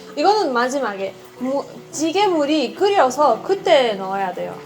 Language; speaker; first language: Korean; non-native, fluent; Persian